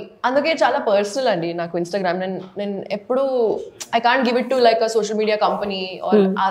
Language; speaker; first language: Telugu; non-native, local second language; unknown